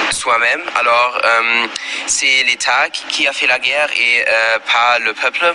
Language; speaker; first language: French; non-native, learner; German